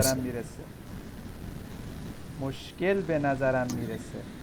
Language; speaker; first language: Persian; non-native, fluent; Urdu